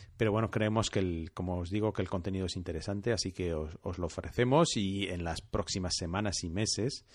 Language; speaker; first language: Spanish; non-native, fluent; French